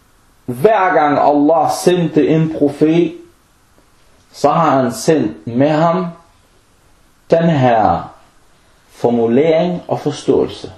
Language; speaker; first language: Danish; non-native, fluent; Arabic